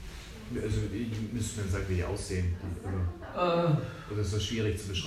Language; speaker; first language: German; native; German